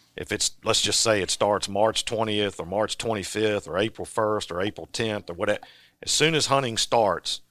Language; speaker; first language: English; native; English